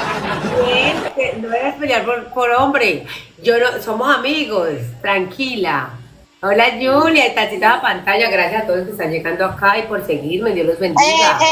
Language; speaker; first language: Spanish; native; Spanish